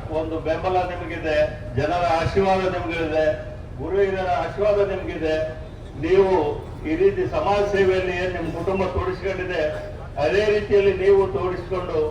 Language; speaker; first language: Kannada; native; Kannada